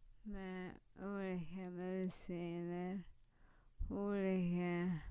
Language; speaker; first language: Swedish; non-native, fluent; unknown